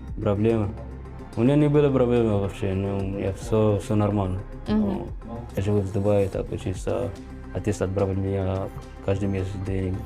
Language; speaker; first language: Russian; non-native, learner; Arabic